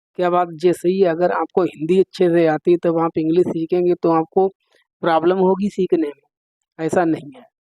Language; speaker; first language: Hindi; native; Hindi